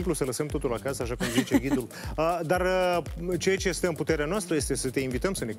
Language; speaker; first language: Romanian; native; Romanian